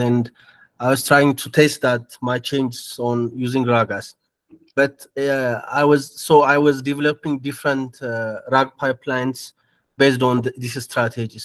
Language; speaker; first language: English; non-native, learner; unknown